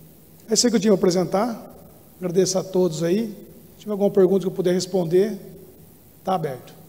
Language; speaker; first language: Portuguese; native; Portuguese